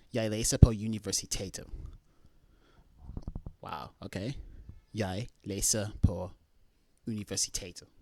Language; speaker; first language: Danish; non-native, learner; English